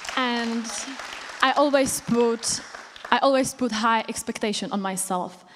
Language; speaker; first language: English; non-native, fluent; Czech